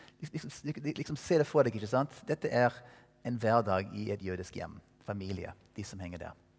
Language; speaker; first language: Norwegian; non-native, fluent; English